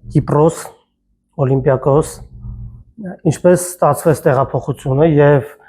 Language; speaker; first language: Armenian; native; Armenian